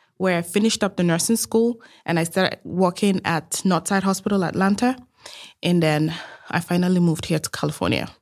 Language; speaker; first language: English; non-native, local second language; Igbo